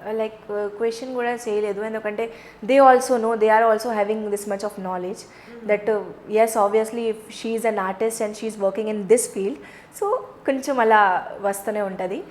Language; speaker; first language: Telugu; non-native, fluent; Hindi